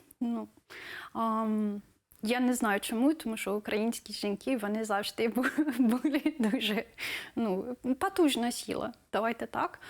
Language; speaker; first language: Ukrainian; non-native, fluent; English